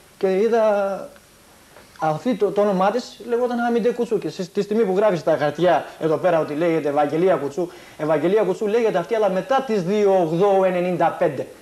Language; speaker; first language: Greek; early bilingual, heritage; Greek